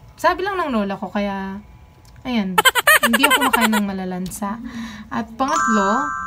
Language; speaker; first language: Filipino; non-native, local second language; Pampanga